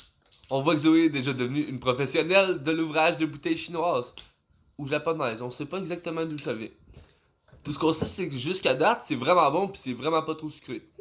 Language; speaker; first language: French; native; French